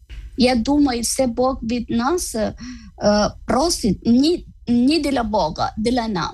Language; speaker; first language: Ukrainian; non-native, learner; Malayalam